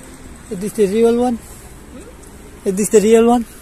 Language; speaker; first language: English; non-native, local second language; Nepali